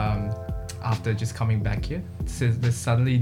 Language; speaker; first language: English; non-native, local second language; Chinese